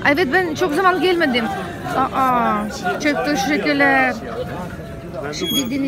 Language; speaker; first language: Turkish; non-native, learner; Russian